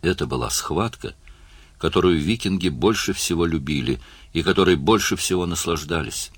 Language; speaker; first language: Russian; native; Russian